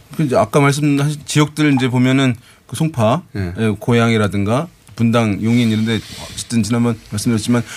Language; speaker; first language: Korean; native; Korean